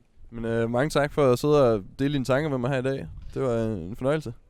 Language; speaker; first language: Danish; native; Danish